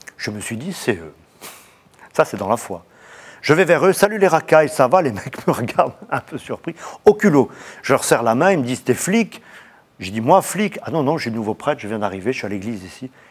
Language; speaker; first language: French; native; French